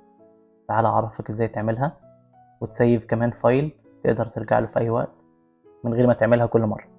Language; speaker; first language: Arabic; native; Arabic